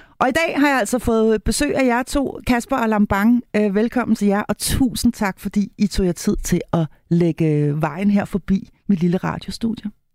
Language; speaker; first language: Danish; native; Danish